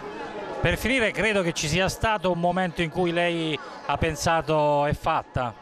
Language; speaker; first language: Italian; native; Italian